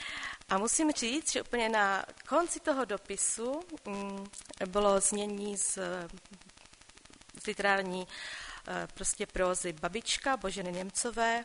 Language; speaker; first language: Czech; non-native, local second language; Polish